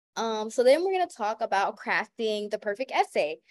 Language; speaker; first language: English; native; English